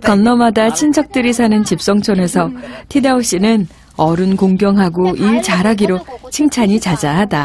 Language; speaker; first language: Korean; native; Korean